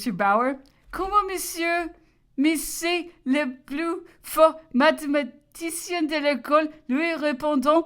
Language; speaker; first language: French; non-native, learner; English